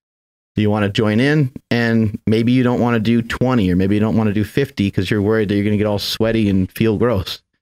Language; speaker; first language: English; native; English